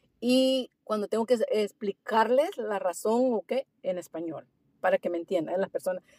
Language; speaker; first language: Spanish; native; Spanish